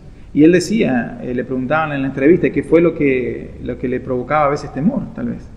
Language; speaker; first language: Spanish; native; Spanish